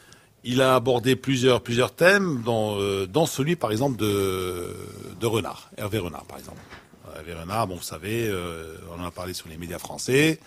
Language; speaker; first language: French; non-native, local second language; Arabic